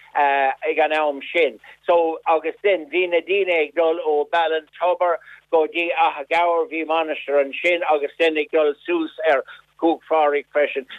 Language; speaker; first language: Irish; non-native, local second language; English